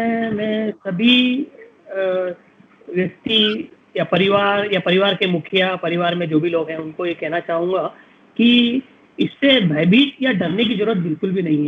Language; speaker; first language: Hindi; native; Hindi